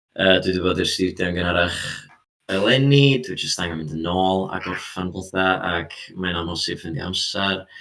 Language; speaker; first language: Welsh; native; Welsh